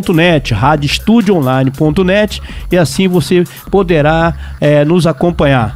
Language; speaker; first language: Portuguese; native; Portuguese